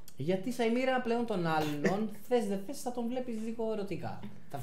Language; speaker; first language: Greek; native; Greek